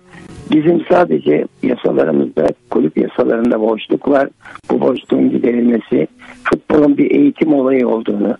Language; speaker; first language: Turkish; native; Turkish